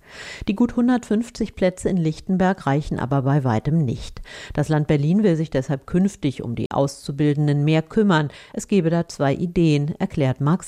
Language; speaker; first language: German; native; German